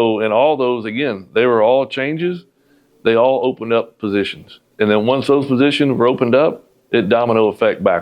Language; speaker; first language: English; native; English